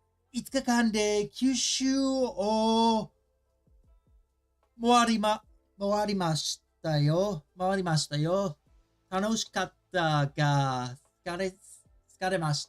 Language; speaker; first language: Japanese; non-native, learner; English